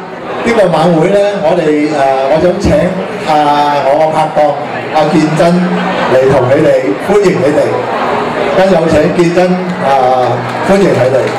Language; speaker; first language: Chinese; early bilingual, heritage; Cantonese